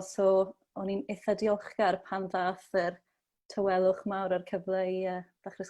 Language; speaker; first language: Welsh; native; Welsh